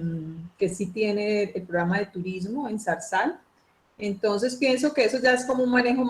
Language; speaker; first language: Spanish; native; Spanish